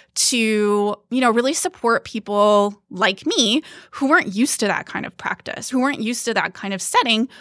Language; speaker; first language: English; early bilingual, other home language; Hindi